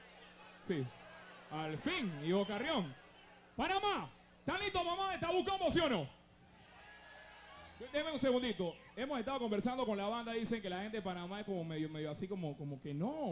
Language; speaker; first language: Spanish; native; Spanish